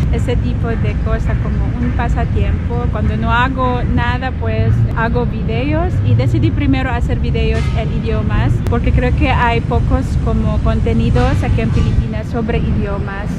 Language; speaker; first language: Spanish; non-native, fluent; Chavacano